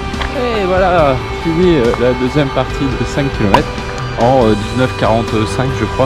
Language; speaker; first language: French; native; French